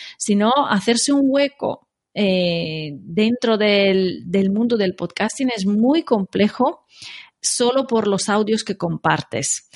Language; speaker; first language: Spanish; non-native, fluent; Italian